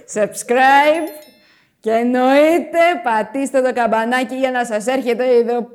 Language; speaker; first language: Greek; early bilingual, other home language; Romanian